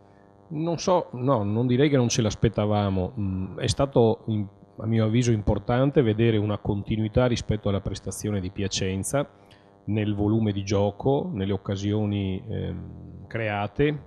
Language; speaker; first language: Italian; native; Italian